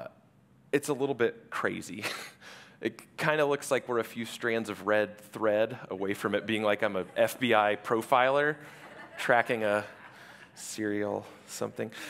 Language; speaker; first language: English; native; English